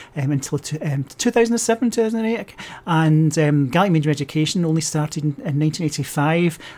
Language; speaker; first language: English; native; English